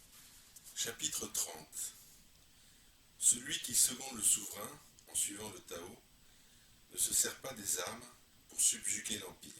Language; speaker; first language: French; native; French